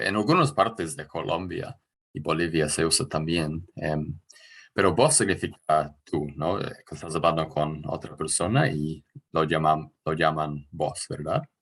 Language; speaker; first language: Spanish; non-native, fluent; English